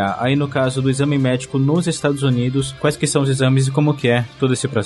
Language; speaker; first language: Portuguese; native; Portuguese